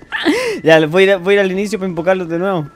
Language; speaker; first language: Spanish; native; Spanish